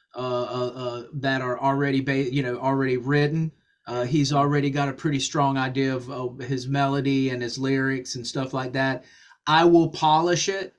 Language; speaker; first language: English; native; English